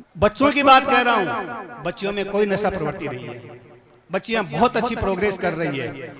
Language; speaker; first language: Hindi; native; Hindi